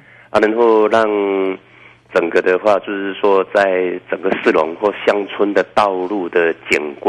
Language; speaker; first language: Chinese; native; Chinese